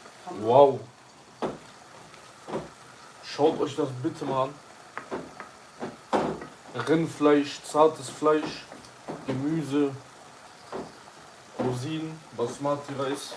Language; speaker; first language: German; early bilingual, other home language; Kurdish